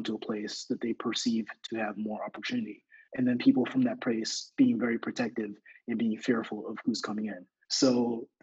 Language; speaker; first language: English; non-native, local second language; Yoruba